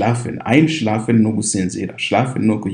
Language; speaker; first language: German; non-native, fluent; Kinyarwanda